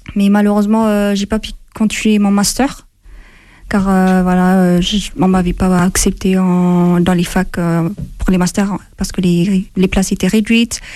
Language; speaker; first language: French; non-native, fluent; Amharic